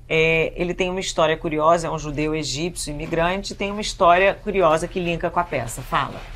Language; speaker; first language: Portuguese; native; Portuguese